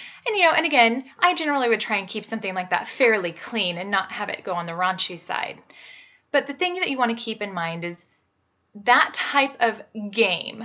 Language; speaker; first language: English; native; English